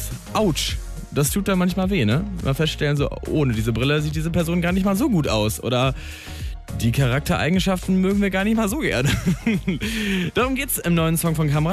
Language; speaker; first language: German; native; German